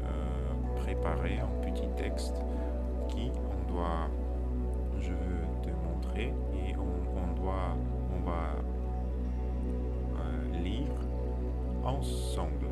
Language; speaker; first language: French; non-native, learner; Russian